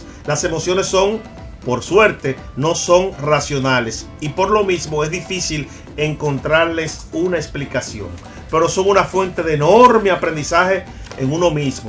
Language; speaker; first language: Spanish; native; Spanish